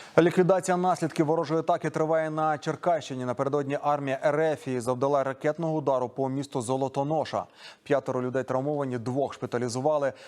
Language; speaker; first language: Ukrainian; native; Ukrainian